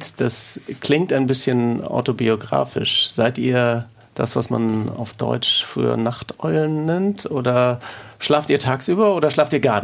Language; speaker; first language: German; native; German